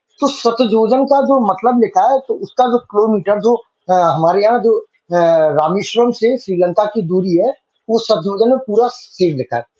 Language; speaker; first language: Hindi; native; Hindi